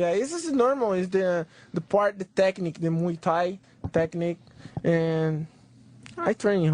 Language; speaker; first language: English; non-native, learner; Portuguese